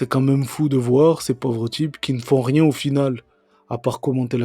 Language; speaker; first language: French; native; French